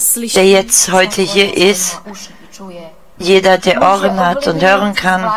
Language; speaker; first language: German; non-native, fluent; Czech